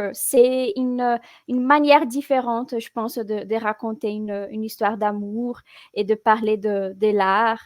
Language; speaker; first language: French; non-native, fluent; Portuguese